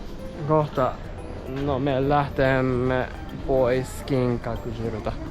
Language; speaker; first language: Finnish; non-native, learner; Japanese